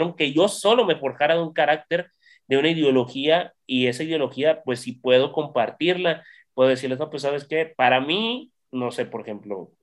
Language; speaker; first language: Spanish; native; Spanish